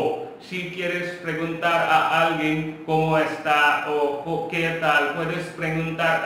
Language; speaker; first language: Spanish; non-native, local second language; Hindi